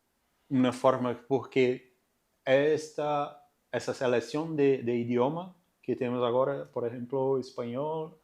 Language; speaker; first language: Spanish; non-native, learner; Portuguese